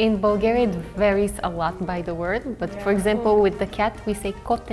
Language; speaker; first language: English; non-native, fluent; Bulgarian